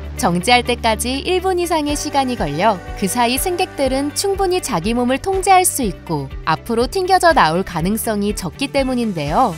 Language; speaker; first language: Korean; native; Korean